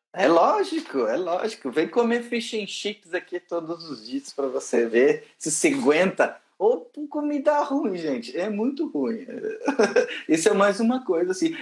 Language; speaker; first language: Portuguese; native; Portuguese